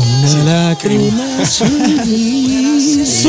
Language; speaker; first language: Italian; native; Italian